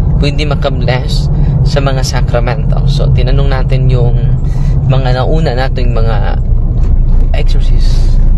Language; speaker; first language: Filipino; non-native, local second language; Cebuano